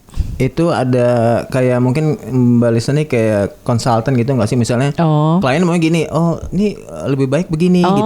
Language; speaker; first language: Indonesian; native; Indonesian